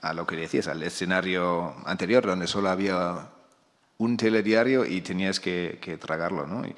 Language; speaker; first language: Spanish; non-native, fluent; German